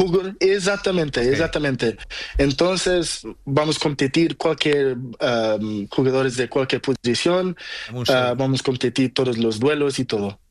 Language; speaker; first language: Spanish; non-native, learner; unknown